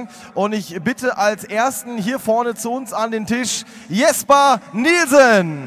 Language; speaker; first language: German; native; German